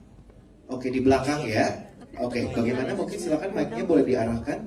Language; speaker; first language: Indonesian; native; Indonesian